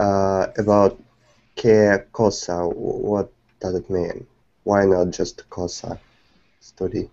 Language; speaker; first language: English; non-native, fluent; Russian